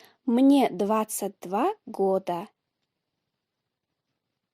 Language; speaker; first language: Russian; non-native, fluent; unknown